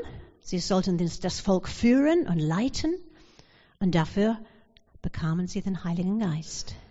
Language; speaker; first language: German; non-native, fluent; English